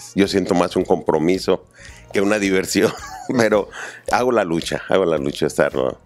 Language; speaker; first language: Spanish; native; Spanish